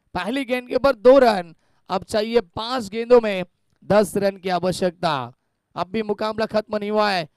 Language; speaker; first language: Hindi; non-native, local second language; Marathi